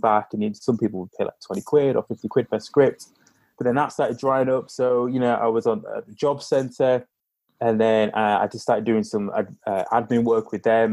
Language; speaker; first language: English; native; English